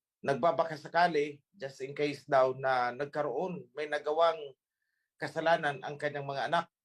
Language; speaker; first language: Filipino; native; Filipino